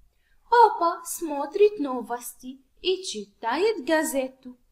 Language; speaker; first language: Russian; non-native, fluent; Arabic